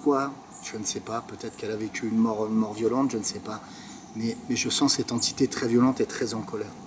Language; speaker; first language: French; native; French